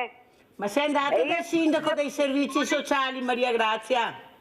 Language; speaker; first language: Italian; native; Italian